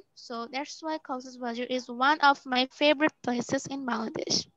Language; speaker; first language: English; non-native, learner; Bangla